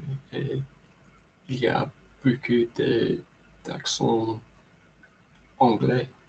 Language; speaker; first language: French; non-native, learner; English